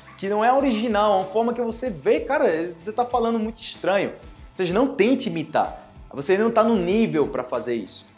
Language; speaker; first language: Portuguese; native; Portuguese